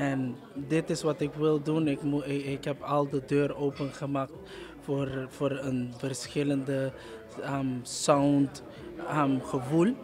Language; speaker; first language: Dutch; non-native, local second language; Papiamento